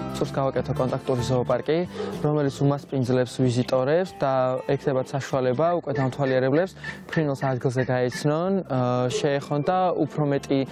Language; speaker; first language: Georgian; native; Georgian